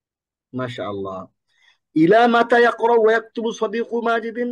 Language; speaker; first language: Arabic; non-native, fluent; Bangla